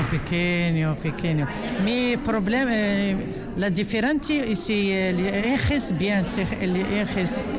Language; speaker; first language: Spanish; non-native, learner; Arabic